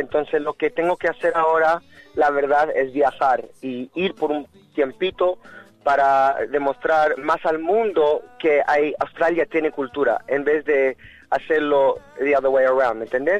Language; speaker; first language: Spanish; early bilingual, heritage; Spanish